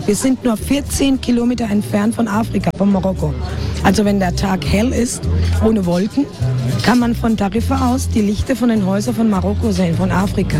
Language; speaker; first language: German; non-native, fluent; Spanish